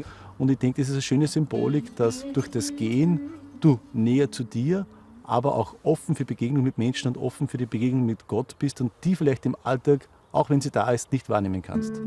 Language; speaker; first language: German; native; German